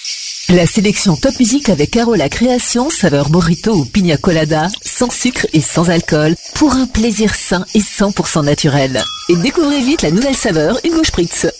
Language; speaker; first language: French; native; French